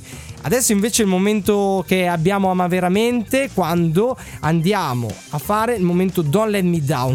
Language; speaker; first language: Italian; native; Italian